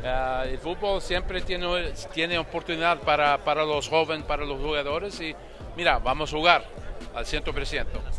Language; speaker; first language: Spanish; non-native, fluent; English